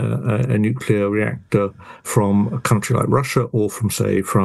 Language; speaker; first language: English; native; English